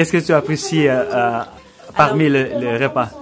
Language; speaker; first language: French; non-native, learner; Indonesian